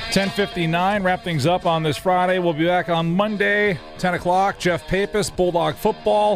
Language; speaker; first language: English; native; English